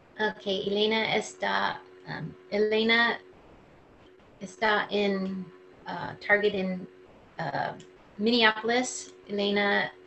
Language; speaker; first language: Spanish; non-native, learner; English